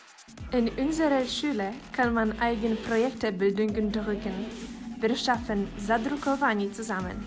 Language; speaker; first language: German; non-native, learner; Polish